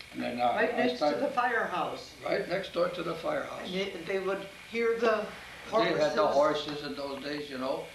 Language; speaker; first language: English; early bilingual, other home language; Italian